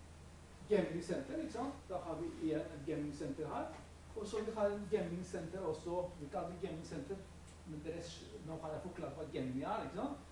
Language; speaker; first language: Norwegian; non-native, fluent; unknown